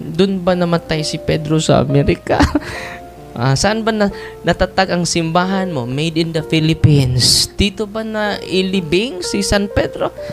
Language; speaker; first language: Filipino; non-native, local second language; Cebuano